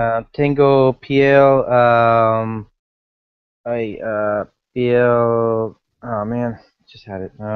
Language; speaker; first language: Spanish; non-native, learner; English